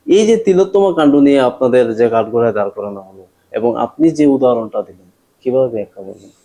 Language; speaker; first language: Bangla; native; Bangla